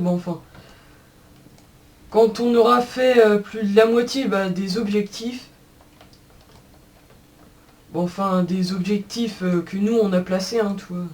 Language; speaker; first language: French; native; French